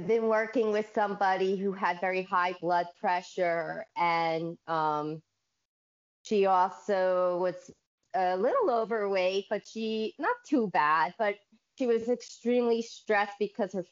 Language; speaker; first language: English; native; English